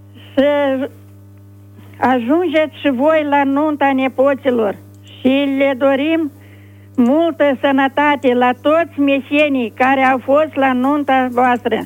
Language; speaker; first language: Romanian; native; Romanian